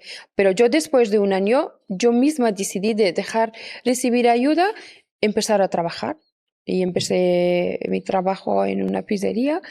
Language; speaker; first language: Spanish; non-native, fluent; Persian